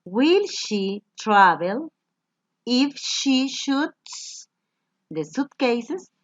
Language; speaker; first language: English; non-native, fluent; Spanish